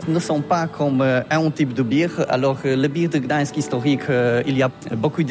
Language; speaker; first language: French; non-native, learner; Polish